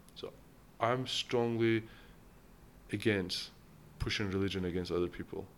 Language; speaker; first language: English; non-native, fluent; Turkish